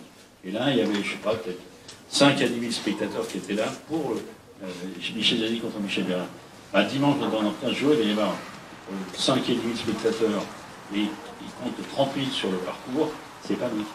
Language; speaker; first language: French; native; French